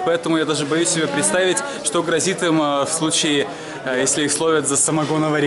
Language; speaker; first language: Russian; native; Russian